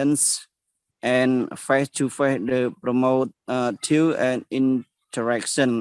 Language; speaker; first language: English; non-native, learner; Khmer